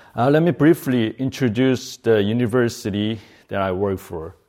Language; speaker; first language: English; non-native, fluent; Korean